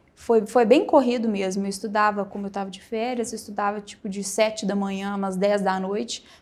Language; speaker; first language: Portuguese; native; Portuguese